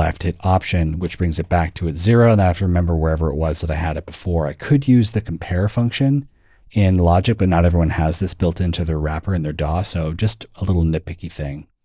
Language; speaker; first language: English; native; English